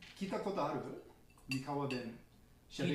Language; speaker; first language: Japanese; non-native, learner; English